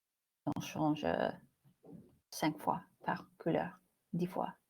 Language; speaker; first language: French; non-native, fluent; English